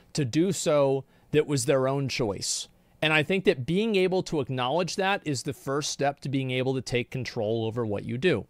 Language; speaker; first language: English; native; English